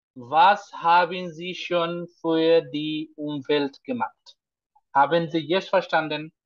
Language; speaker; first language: German; non-native, fluent; Bangla